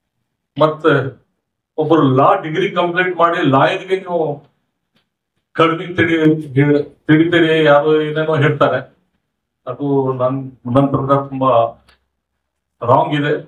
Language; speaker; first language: Kannada; non-native, local second language; Urdu